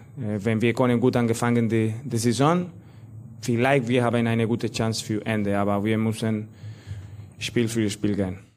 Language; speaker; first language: German; non-native, learner; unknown